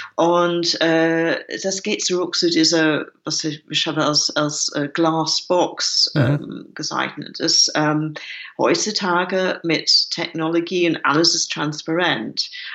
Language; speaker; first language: German; non-native, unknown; English